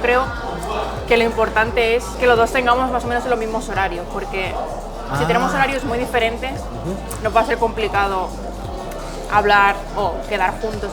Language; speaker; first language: Spanish; native; Spanish